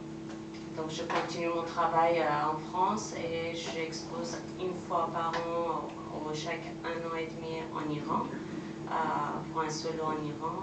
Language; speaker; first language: French; non-native, fluent; Persian